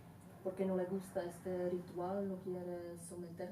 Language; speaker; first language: Spanish; non-native, fluent; Czech